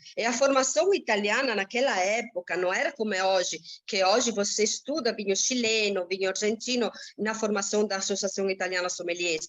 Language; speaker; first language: Portuguese; non-native, fluent; Italian